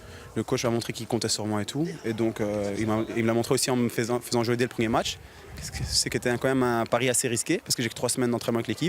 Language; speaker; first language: French; native; French